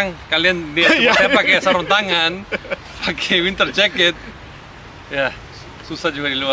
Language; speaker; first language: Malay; early bilingual, other home language; German